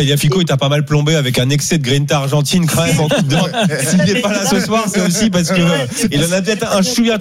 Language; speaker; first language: French; native; French